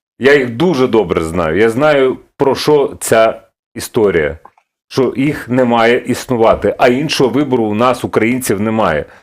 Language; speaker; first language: Ukrainian; non-native, local second language; Russian